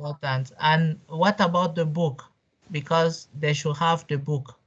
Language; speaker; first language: English; non-native, local second language; French